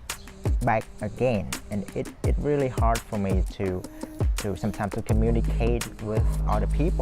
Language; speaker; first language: English; non-native, fluent; Vietnamese